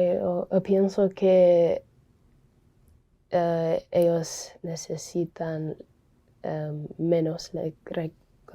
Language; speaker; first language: Spanish; non-native, learner; English